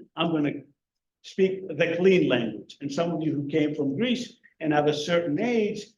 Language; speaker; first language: English; non-native, fluent; Greek